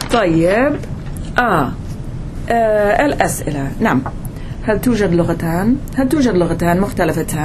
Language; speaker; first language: Arabic; non-native, fluent; English